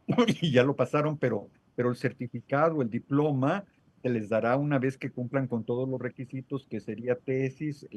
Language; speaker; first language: Spanish; native; Spanish